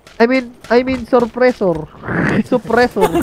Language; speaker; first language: English; non-native, local second language; Filipino